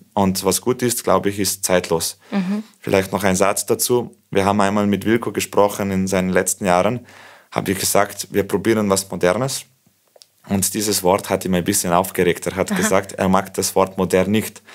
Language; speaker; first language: German; non-native, fluent; Slovenian